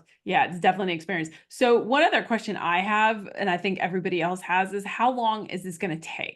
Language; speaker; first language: English; native; English